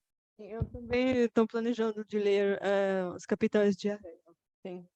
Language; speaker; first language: Portuguese; non-native, fluent; Bulgarian